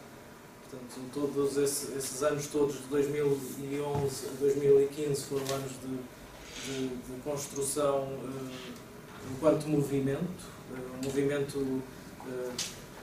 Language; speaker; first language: Portuguese; native; Portuguese